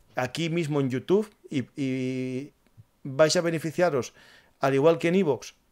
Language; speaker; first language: Spanish; native; Spanish